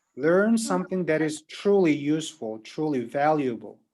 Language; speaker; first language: English; non-native, fluent; Kazakh